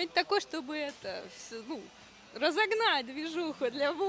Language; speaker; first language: Russian; native; Russian